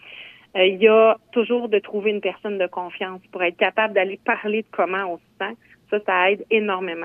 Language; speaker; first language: French; native; French